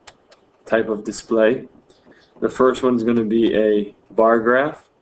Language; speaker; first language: English; native; English